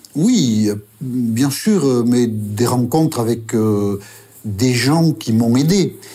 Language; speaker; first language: French; native; French